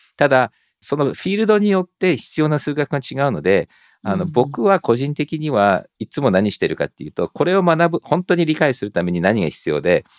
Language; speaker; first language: Japanese; early bilingual, heritage; Japanese